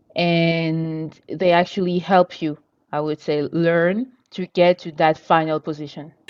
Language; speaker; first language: English; non-native, local second language; French